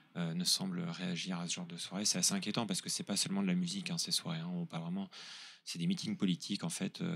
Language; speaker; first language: French; native; French